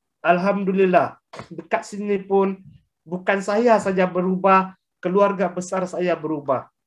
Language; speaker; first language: Malay; native; Malay